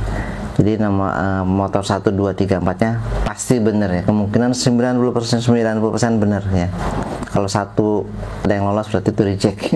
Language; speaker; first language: Indonesian; native; Indonesian